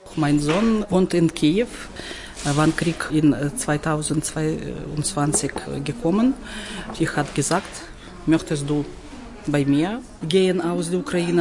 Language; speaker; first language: German; non-native, learner; Ukrainian